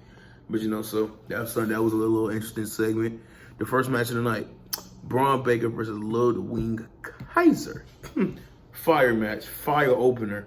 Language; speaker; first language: English; native; English